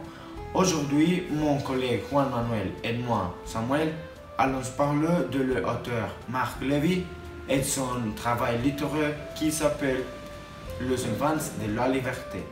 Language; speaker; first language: French; non-native, learner; Spanish